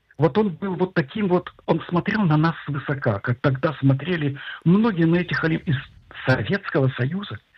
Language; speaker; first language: Russian; native; Russian